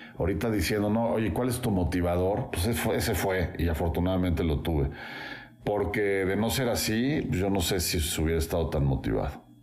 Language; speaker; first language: Spanish; native; Spanish